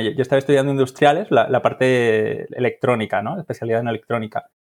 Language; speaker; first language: Spanish; native; Spanish